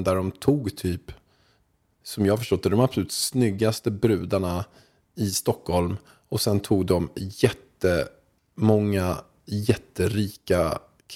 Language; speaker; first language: Swedish; native; Swedish